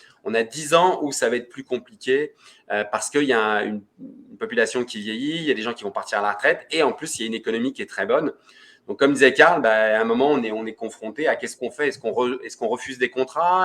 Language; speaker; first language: French; native; French